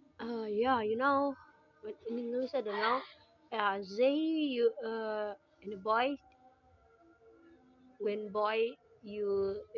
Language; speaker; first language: English; non-native, local second language; Indonesian